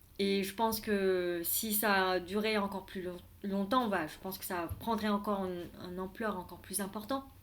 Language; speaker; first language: French; non-native, fluent; Vietnamese